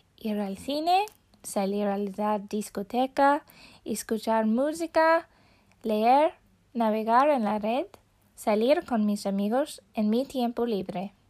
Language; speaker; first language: Spanish; non-native, fluent; English